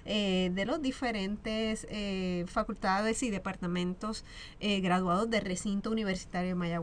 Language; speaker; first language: Spanish; native; Spanish